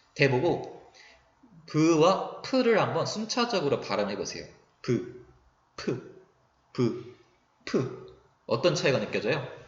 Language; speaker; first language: Korean; native; Korean